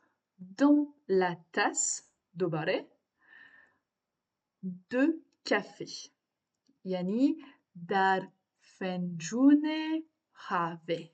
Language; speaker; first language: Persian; non-native, learner; French